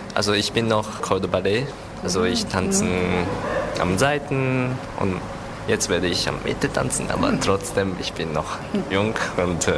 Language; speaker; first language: German; non-native, learner; Japanese